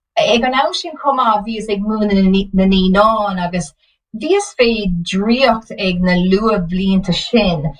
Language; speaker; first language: Irish; non-native, local second language; English